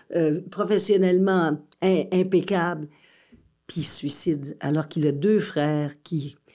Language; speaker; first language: French; native; French